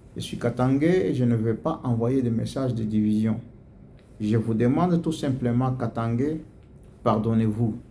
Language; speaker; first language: French; non-native, local second language; Swahili